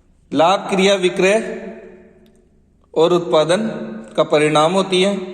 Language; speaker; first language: Hindi; native; Hindi